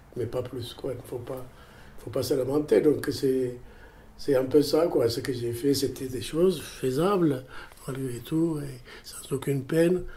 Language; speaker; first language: French; non-native, fluent; Amharic